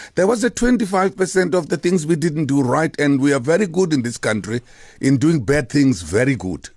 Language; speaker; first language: English; non-native, local second language; Xhosa